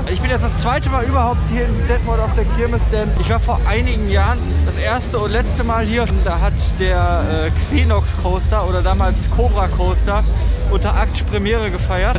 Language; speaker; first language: German; native; German